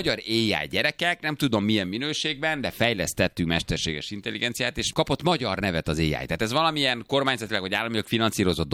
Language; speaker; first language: Hungarian; native; Hungarian